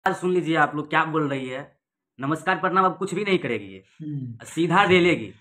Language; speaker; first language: Hindi; native; Hindi